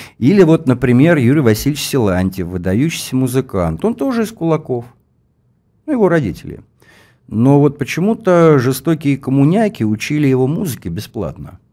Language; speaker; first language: Russian; native; Russian